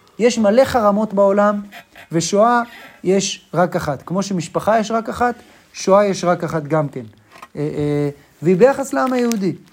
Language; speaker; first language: Hebrew; native; Hebrew